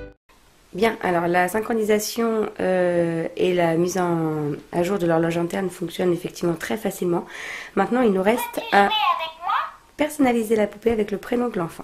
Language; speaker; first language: French; native; French